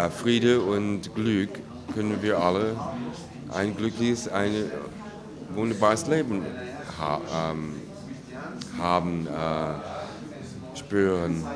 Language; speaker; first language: German; non-native, fluent; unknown